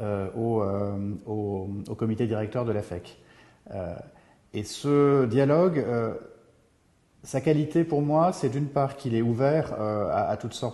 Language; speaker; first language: French; native; French